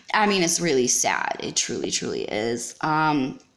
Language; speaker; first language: English; native; English